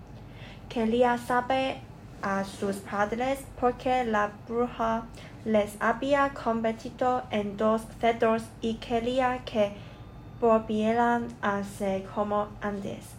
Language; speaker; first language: Spanish; non-native, learner; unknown